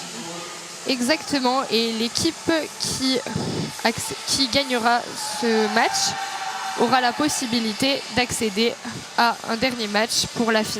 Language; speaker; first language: French; native; French